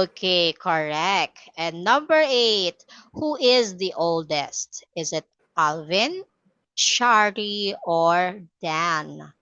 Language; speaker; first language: English; non-native, fluent; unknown